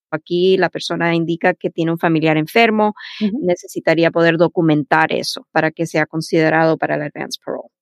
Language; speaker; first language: Spanish; early bilingual, heritage; Spanish